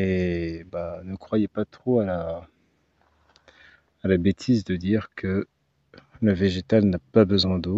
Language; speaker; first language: French; native; French